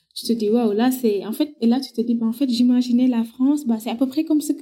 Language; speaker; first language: French; non-native, local second language; Wolof